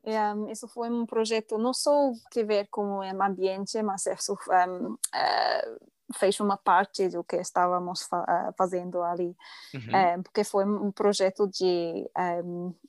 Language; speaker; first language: Portuguese; non-native, learner; English